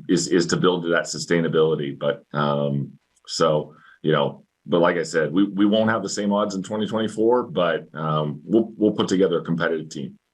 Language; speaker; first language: English; native; English